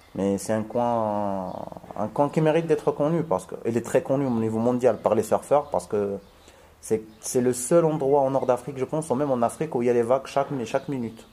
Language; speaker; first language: French; non-native, local second language; Arabic